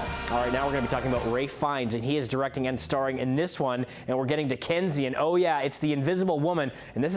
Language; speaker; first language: English; native; English